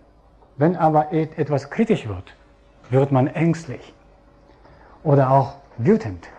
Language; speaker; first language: German; non-native, fluent; Japanese